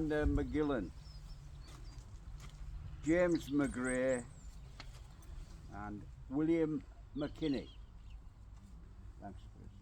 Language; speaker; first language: English; native; English